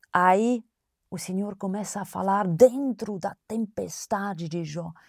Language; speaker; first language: Portuguese; non-native, fluent; German